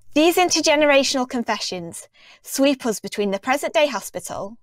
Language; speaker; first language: English; native; English